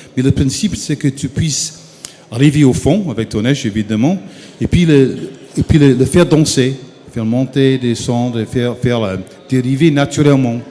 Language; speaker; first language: French; non-native, fluent; English